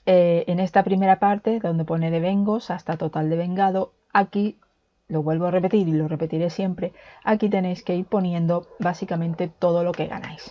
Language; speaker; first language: Spanish; native; Spanish